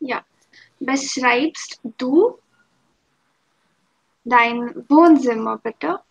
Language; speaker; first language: German; non-native, fluent; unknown